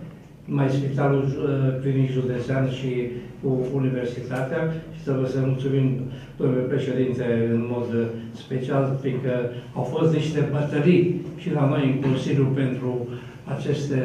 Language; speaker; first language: Romanian; native; Romanian